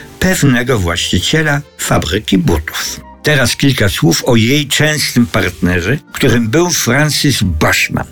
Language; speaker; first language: Polish; native; Polish